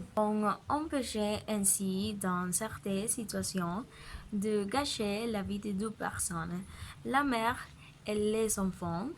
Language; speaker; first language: French; non-native, learner; Spanish